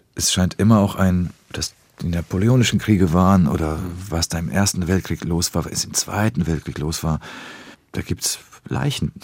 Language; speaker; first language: German; early bilingual, other home language; Polish